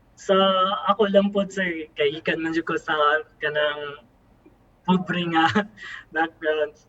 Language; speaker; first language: Cebuano; native; Cebuano